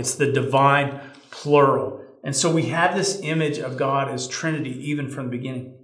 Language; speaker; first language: English; native; English